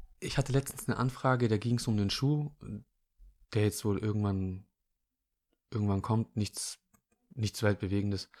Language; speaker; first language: German; early bilingual, other home language; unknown